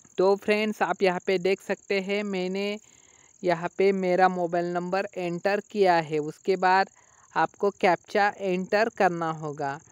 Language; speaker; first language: Hindi; non-native, local second language; Marathi